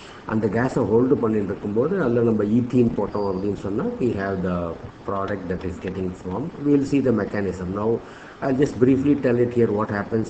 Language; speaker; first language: English; non-native, local second language; Tamil